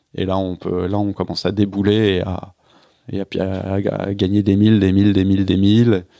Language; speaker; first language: French; native; French